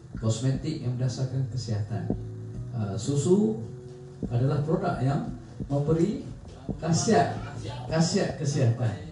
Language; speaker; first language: Malay; native; Malay